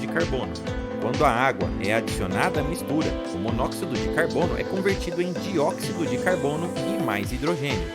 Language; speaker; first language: Portuguese; native; Portuguese